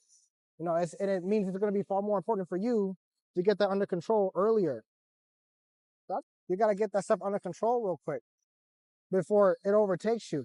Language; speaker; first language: English; native; English